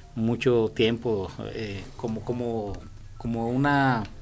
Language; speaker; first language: Spanish; native; Spanish